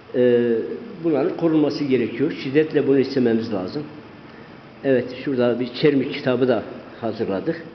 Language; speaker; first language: Turkish; non-native, local second language; Zaza